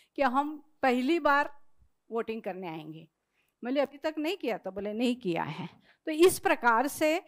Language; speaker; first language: Hindi; non-native, local second language; Marathi